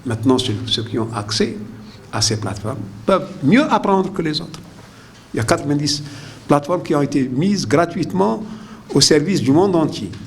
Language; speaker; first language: French; non-native, local second language; Arabic